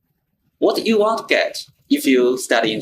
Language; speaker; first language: English; non-native, learner; Chinese